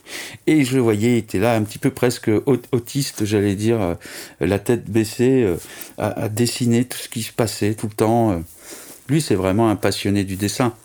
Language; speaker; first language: French; native; French